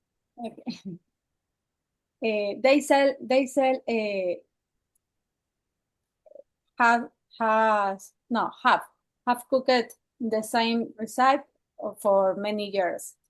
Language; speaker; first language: English; non-native, learner; Spanish